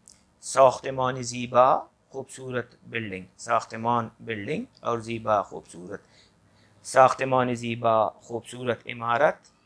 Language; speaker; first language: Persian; non-native, fluent; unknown